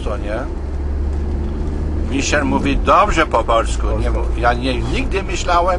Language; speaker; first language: Polish; early bilingual, heritage; French